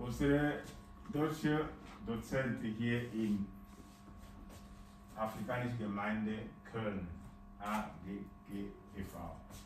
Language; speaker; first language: German; non-native, fluent; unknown